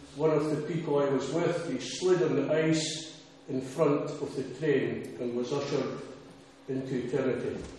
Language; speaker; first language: English; native; English